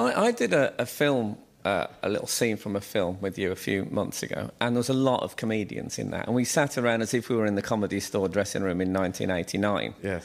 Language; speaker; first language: English; native; English